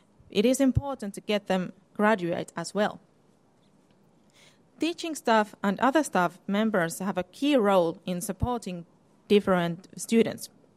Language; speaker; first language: English; non-native, fluent; Finnish